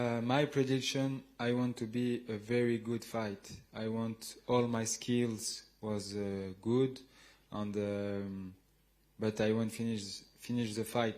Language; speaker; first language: English; non-native, learner; French